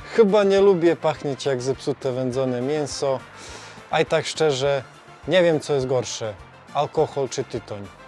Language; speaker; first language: Polish; non-native, fluent; Serbian